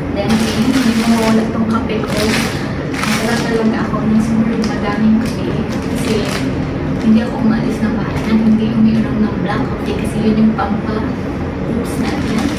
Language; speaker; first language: Filipino; non-native, local second language; Hiligaynon